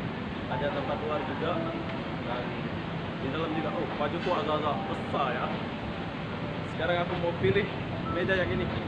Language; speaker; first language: Indonesian; non-native, local second language; Sasak